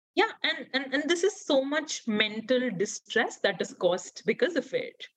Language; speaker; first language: English; non-native, local second language; Hindi